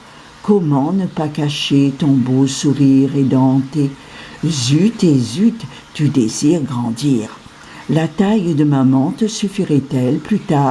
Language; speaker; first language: French; native; French